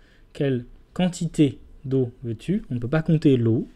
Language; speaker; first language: French; non-native, fluent; English